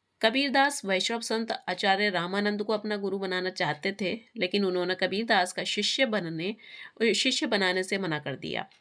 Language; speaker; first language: Hindi; native; Hindi